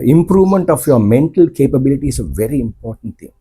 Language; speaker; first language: English; non-native, local second language; Sinhala